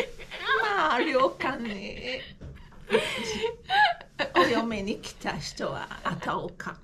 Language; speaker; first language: Japanese; non-native, fluent; English